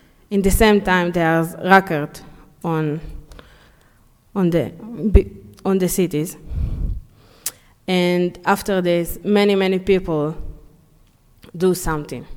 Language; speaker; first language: English; non-native, learner; Hebrew